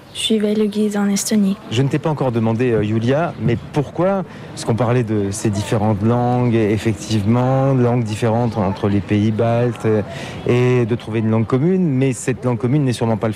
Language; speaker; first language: French; native; French